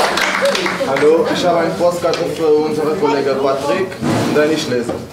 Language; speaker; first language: German; non-native, learner; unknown